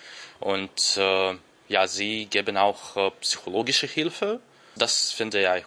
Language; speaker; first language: German; non-native, learner; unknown